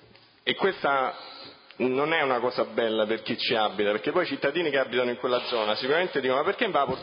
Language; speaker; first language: Italian; native; Italian